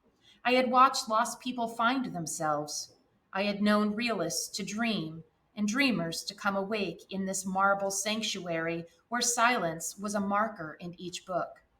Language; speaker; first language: English; native; English